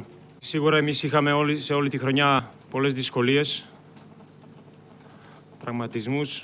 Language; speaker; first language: Greek; non-native, fluent; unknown